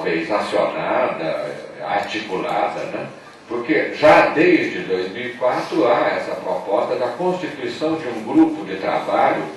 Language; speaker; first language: Portuguese; native; Portuguese